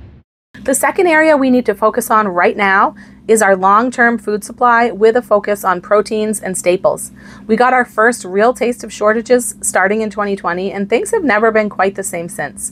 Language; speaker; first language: English; native; English